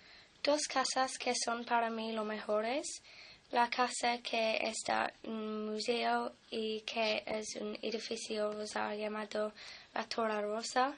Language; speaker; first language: Spanish; non-native, fluent; English